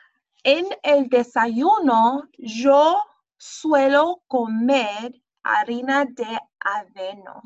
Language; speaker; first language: Spanish; non-native, fluent; English